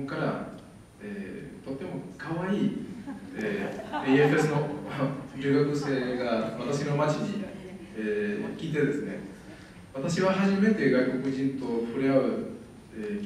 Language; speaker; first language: Japanese; non-native, fluent; Spanish